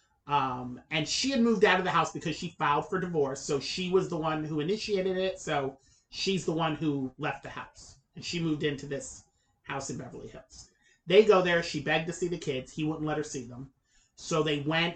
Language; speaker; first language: English; native; English